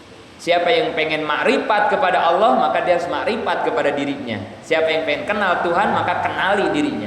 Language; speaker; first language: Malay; non-native, local second language; Sundanese